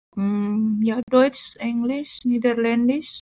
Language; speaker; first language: German; non-native, fluent; Indonesian